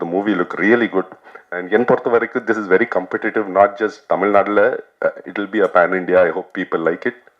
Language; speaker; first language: Tamil; non-native, local second language; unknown